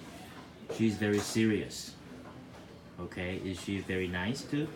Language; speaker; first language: English; non-native, fluent; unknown